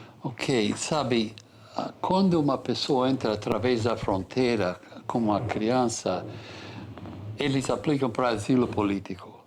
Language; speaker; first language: Portuguese; non-native, fluent; English